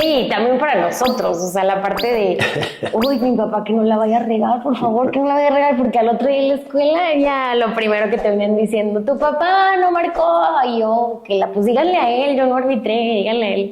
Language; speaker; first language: Spanish; native; Spanish